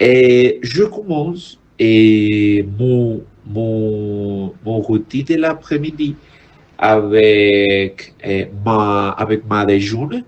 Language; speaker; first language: French; non-native, learner; Spanish